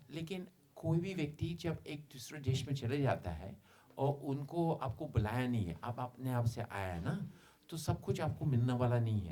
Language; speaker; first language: Hindi; non-native, fluent; English